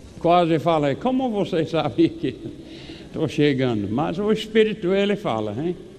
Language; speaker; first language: Portuguese; non-native, fluent; English